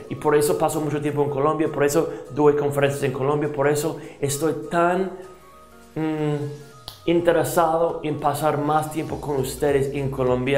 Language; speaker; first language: Spanish; non-native, fluent; English